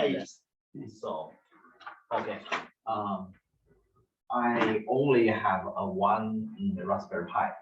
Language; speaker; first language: English; non-native, learner; Chinese